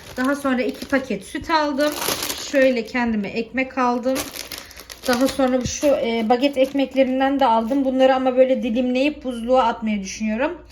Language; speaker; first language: Turkish; early bilingual, heritage; Turkish